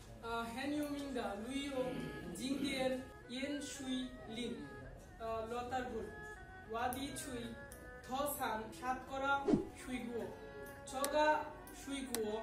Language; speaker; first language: Chinese; non-native, learner; Bangla